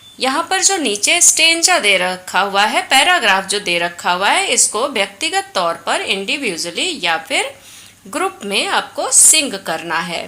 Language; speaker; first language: Hindi; native; Hindi